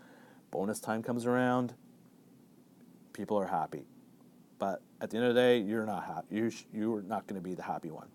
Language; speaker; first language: English; native; English